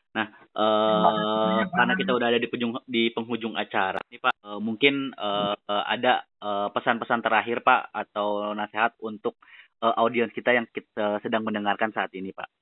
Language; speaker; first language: Indonesian; native; Indonesian